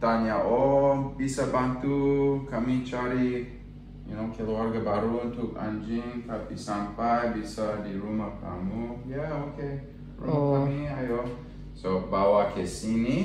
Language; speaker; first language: Indonesian; non-native, learner; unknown